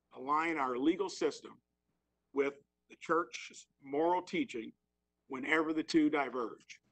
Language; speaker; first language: English; native; English